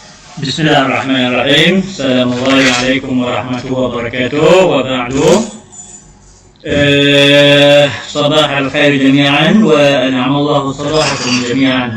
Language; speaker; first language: Arabic; non-native, fluent; Malay